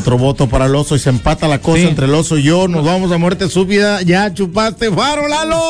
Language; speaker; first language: Spanish; native; Spanish